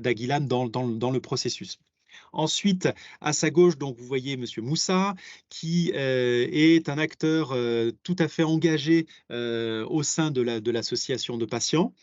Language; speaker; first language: French; native; French